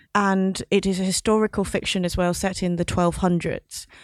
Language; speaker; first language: English; non-native, local second language; Cantonese